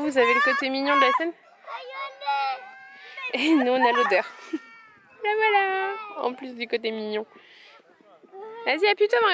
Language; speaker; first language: French; native; French